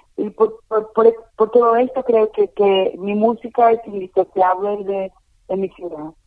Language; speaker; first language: Spanish; non-native, fluent; Portuguese